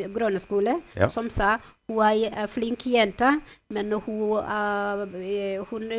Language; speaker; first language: Norwegian; non-native, fluent; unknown